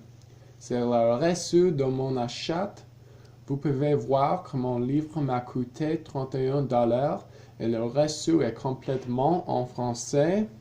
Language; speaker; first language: French; non-native, learner; English